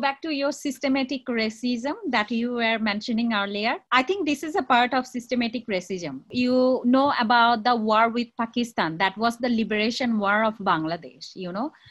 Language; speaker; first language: English; non-native, local second language; Chakma